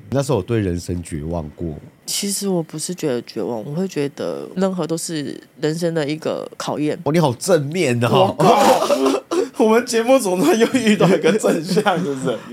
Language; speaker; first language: Chinese; native; Chinese